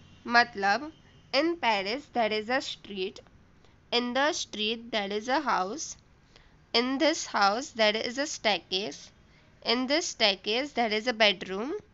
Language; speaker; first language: English; non-native, local second language; Hindi